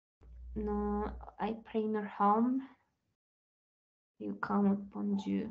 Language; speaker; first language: English; non-native, learner; Spanish